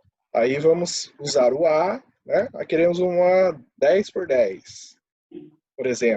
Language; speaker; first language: Portuguese; native; Portuguese